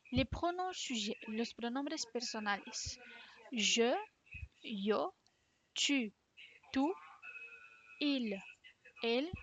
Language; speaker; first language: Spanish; non-native, fluent; French